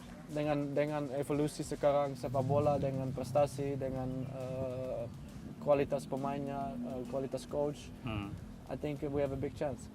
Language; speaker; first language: Indonesian; non-native, fluent; Dutch